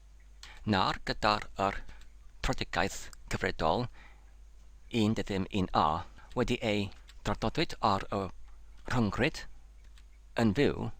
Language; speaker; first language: Welsh; non-native, learner; English